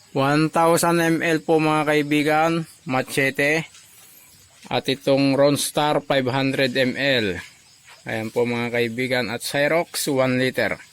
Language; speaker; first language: Filipino; native; Filipino